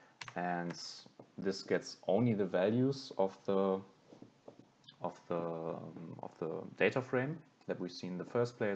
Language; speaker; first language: English; non-native, fluent; German